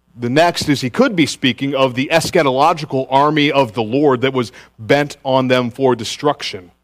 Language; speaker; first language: English; native; English